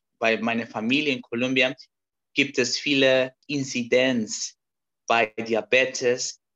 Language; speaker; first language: German; non-native, learner; Spanish